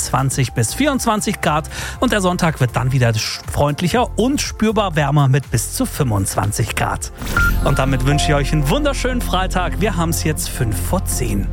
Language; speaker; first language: German; native; German